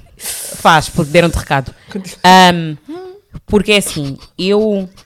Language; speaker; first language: Portuguese; early bilingual, heritage; Portuguese